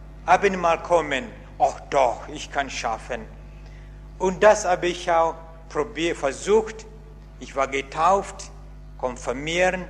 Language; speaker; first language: German; non-native, learner; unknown